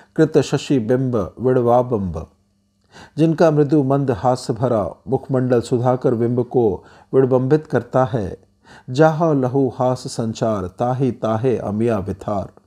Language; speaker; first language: Hindi; native; Hindi